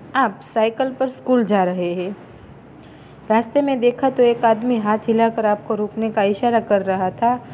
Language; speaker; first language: Hindi; non-native, local second language; Gujarati